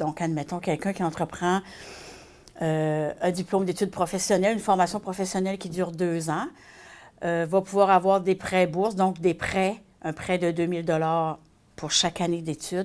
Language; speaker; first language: French; native; French